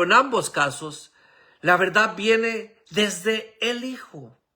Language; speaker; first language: Spanish; native; Spanish